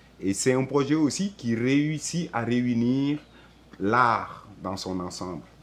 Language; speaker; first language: French; non-native, local second language; Wolof